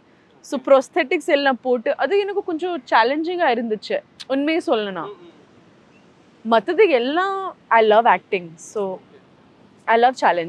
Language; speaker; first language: Tamil; non-native, local second language; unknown